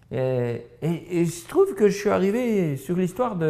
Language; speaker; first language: French; native; French